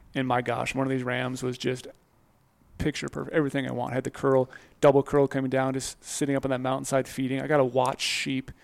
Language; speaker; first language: English; native; English